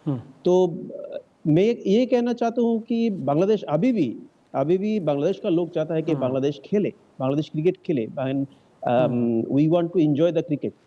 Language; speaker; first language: Hindi; non-native, learner; Bangla